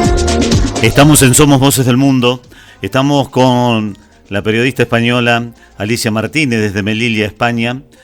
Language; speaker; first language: Spanish; native; Spanish